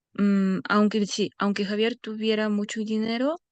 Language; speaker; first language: Spanish; non-native, fluent; Russian